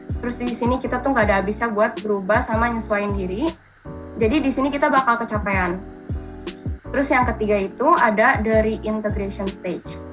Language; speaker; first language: Indonesian; native; Indonesian